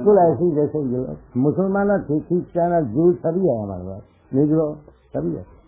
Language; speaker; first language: Hindi; non-native, local second language; Bangla